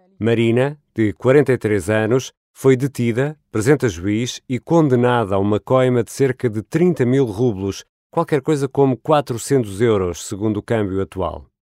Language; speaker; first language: Portuguese; native; Portuguese